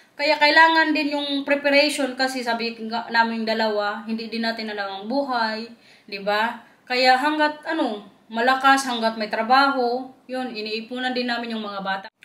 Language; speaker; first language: Filipino; non-native, local second language; Waray